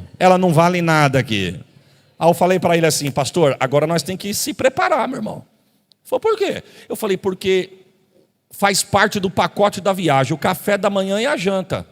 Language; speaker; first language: Portuguese; native; Portuguese